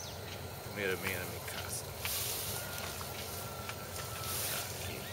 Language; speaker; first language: Spanish; non-native, learner; English